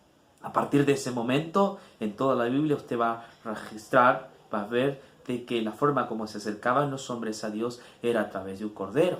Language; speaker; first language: Spanish; native; Spanish